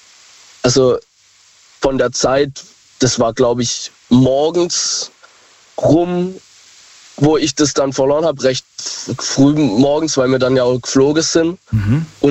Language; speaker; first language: German; native; German